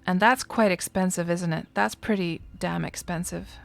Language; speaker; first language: English; non-native, fluent; Finnish